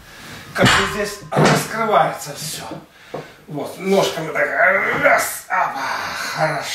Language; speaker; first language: Russian; native; Russian